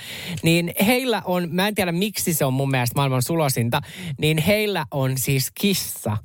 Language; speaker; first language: Finnish; native; Finnish